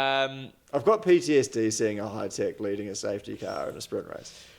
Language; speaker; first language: English; native; English